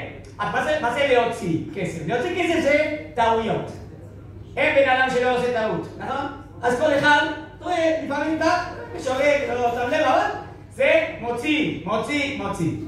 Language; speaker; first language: Hebrew; non-native, fluent; Spanish